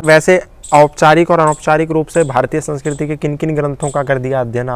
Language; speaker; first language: Hindi; native; Hindi